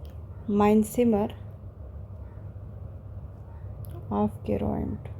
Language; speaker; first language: German; non-native, fluent; Hindi